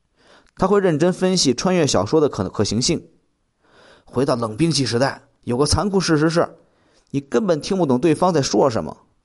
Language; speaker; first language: Chinese; native; Chinese